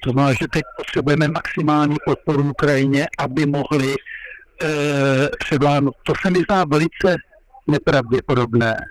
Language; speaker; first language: Czech; non-native, fluent; French